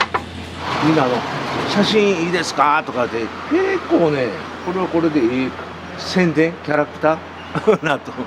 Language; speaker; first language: Japanese; native; Japanese